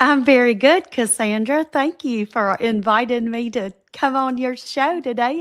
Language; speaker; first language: English; native; English